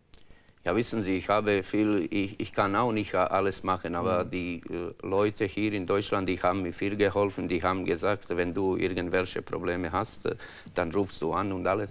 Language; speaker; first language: German; non-native, learner; Croatian